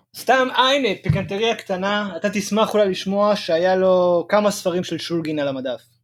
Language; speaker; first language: Hebrew; native; Hebrew